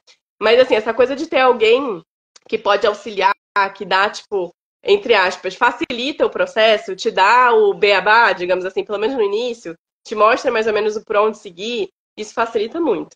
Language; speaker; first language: Portuguese; native; Portuguese